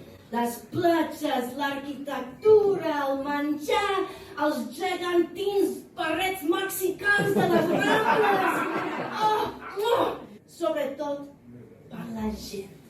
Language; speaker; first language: Catalan; non-native, fluent; English